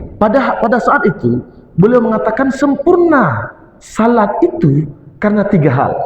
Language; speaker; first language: Malay; non-native, local second language; Achinese